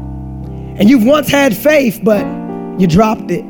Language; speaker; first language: English; native; English